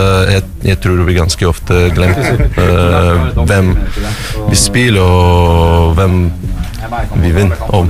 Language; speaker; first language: Norwegian; non-native, fluent; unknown